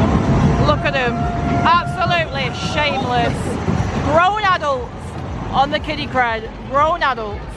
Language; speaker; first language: English; native; English